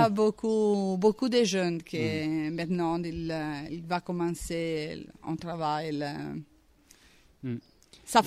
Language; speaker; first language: French; non-native, learner; Italian